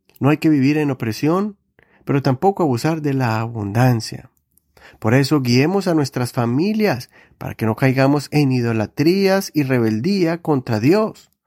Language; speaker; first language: Spanish; native; Spanish